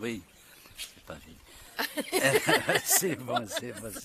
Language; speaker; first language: French; non-native, local second language; Arabic